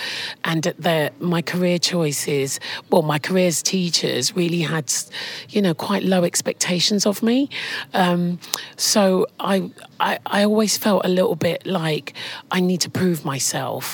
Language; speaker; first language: English; native; English